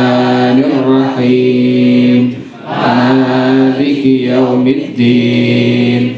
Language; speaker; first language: Arabic; non-native, fluent; Indonesian